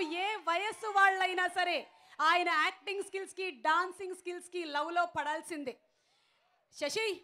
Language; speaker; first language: Telugu; native; Telugu